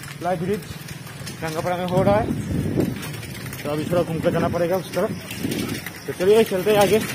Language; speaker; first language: Hindi; non-native, local second language; Bangla